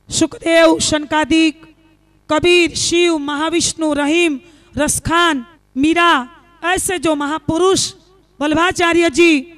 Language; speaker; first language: Hindi; non-native, local second language; Gujarati